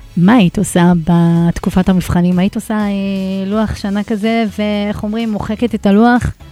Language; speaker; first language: Hebrew; native; Hebrew